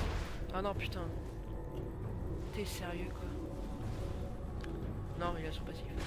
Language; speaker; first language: French; native; French